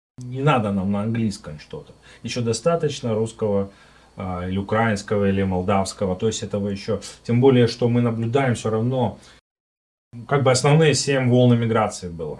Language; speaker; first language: Russian; native; Russian